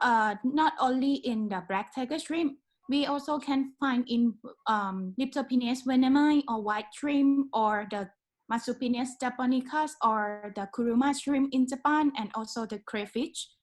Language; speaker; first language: English; non-native, learner; Thai